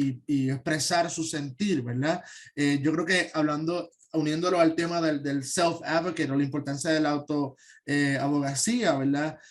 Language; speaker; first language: Spanish; native; Spanish